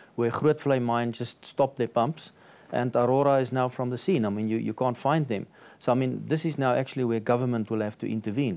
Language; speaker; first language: English; non-native, local second language; Afrikaans